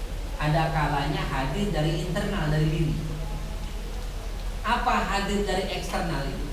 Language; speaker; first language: Indonesian; native; Indonesian